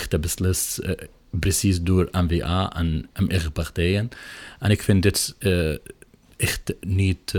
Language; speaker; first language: Dutch; non-native, learner; Arabic